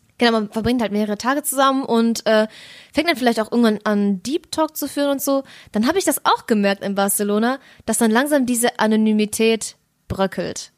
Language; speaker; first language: German; early bilingual, other home language; Russian